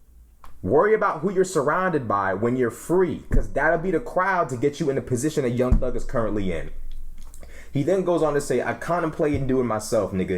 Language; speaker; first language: English; native; English